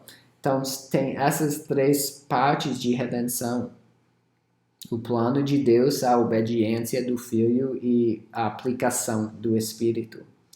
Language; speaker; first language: Portuguese; non-native, fluent; English